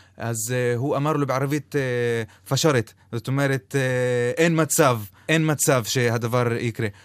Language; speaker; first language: Hebrew; non-native, local second language; Arabic